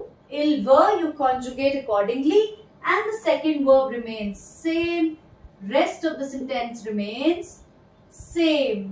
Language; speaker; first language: English; non-native, local second language; Hindi